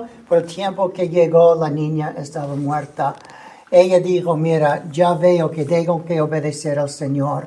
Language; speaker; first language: Spanish; non-native, fluent; English